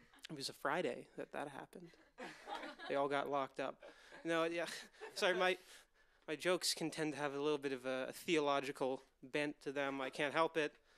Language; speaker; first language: English; native; English